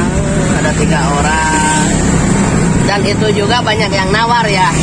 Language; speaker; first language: Indonesian; non-native, local second language; Sundanese